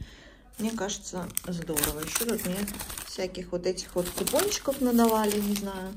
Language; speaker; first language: Russian; native; Russian